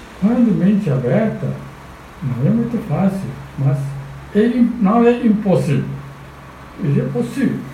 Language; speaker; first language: Portuguese; non-native, fluent; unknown